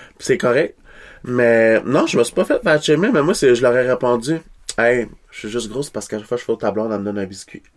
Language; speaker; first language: French; native; French